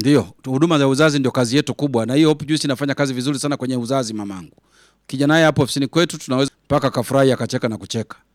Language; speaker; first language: Swahili; native; Swahili